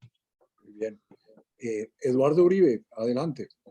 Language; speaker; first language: Spanish; native; Spanish